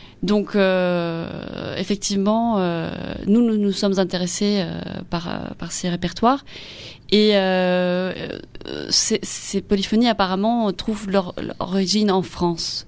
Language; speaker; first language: French; non-native, fluent; Spanish